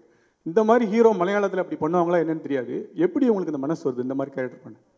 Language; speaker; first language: Tamil; native; Tamil